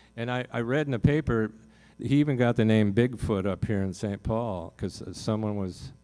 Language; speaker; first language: English; native; English